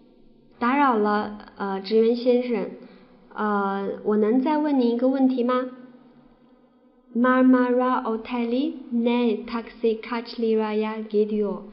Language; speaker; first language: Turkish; non-native, fluent; Chinese